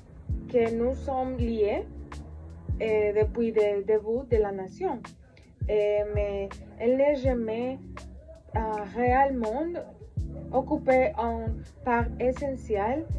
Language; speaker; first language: French; non-native, learner; Spanish